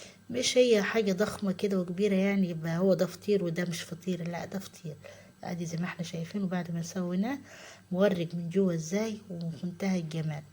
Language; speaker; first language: Arabic; native; Arabic